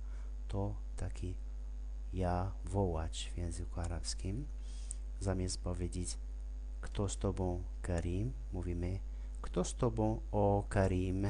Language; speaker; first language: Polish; non-native, fluent; Arabic